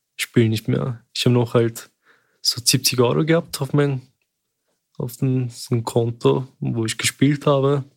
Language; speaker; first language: German; early bilingual, other home language; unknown